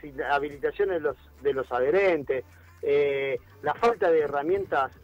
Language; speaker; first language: Spanish; native; Spanish